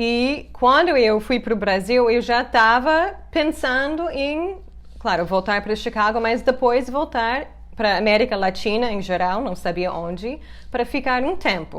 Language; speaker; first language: Portuguese; non-native, fluent; English